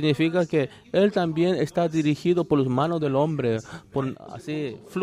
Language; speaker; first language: Spanish; non-native, learner; Korean